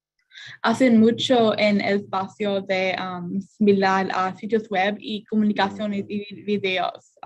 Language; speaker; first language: Spanish; non-native, learner; English